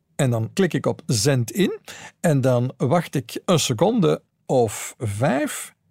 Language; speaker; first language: Dutch; native; Dutch